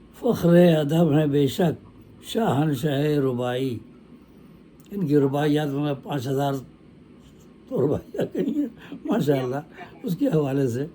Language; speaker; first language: Urdu; native; Urdu